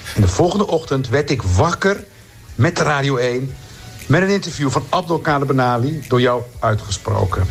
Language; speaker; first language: Dutch; early bilingual, other home language; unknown